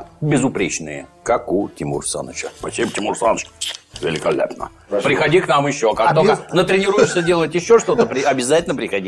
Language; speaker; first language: Russian; native; Russian